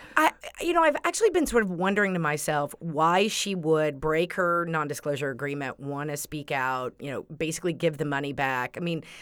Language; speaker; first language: English; native; English